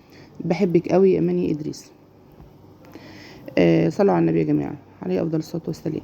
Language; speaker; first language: Arabic; native; Arabic